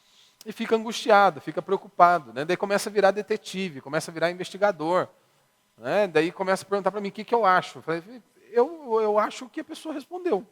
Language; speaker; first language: Portuguese; native; Portuguese